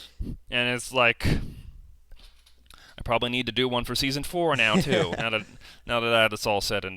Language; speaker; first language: English; native; English